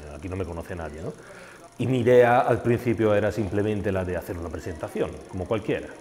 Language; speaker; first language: Spanish; non-native, fluent; Italian